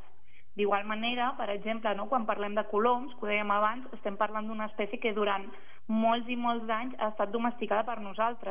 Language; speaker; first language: Catalan; native; Catalan